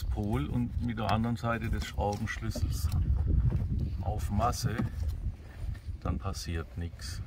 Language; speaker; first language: German; native; German